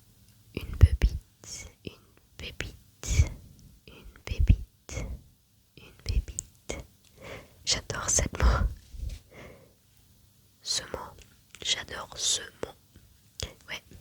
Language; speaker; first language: French; non-native, learner; German